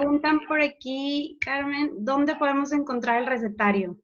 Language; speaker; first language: Spanish; native; Spanish